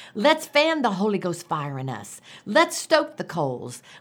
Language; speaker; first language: English; native; English